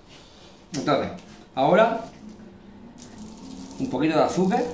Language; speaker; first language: Spanish; native; Spanish